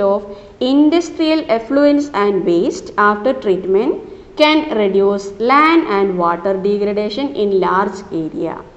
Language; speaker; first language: English; non-native, local second language; Malayalam